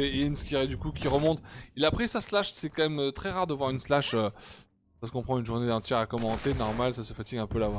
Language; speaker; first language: French; native; French